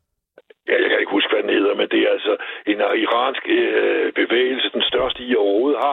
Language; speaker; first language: Danish; native; Danish